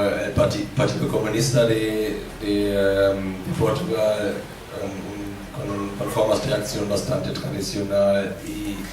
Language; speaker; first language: Spanish; non-native, fluent; German